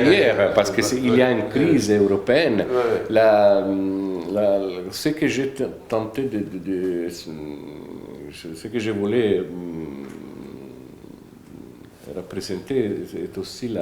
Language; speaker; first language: French; non-native, fluent; Italian